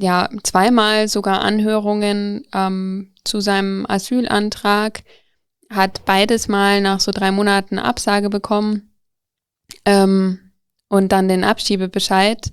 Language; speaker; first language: German; native; German